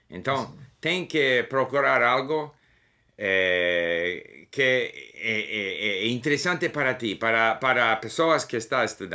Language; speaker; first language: Portuguese; non-native, learner; English